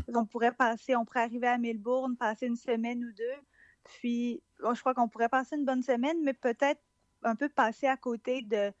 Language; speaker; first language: French; native; French